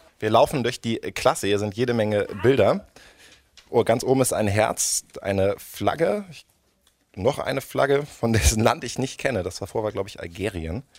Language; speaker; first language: German; native; German